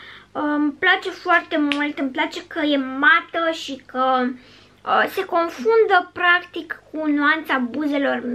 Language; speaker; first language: Romanian; native; Romanian